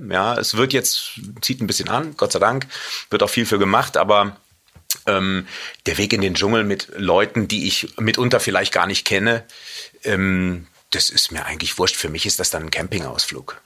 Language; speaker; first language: German; native; German